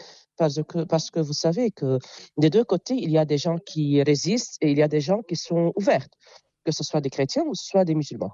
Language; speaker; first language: French; non-native, local second language; Arabic